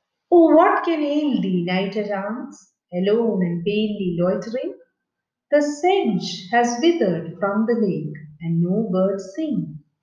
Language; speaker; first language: English; non-native, local second language; Malayalam